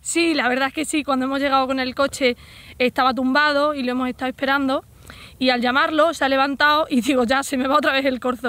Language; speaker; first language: Spanish; native; Spanish